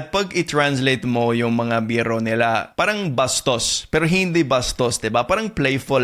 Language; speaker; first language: Filipino; non-native, fluent; English